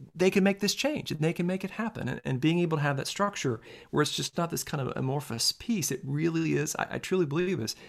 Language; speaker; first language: English; native; English